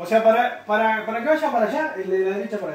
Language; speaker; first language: Spanish; native; Spanish